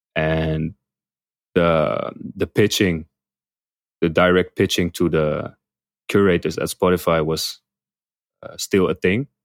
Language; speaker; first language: English; non-native, fluent; Dutch